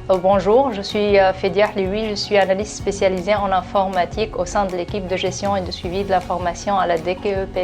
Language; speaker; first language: French; non-native, local second language; Arabic